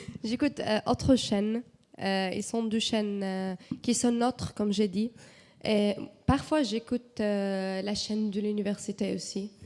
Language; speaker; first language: French; non-native, learner; Arabic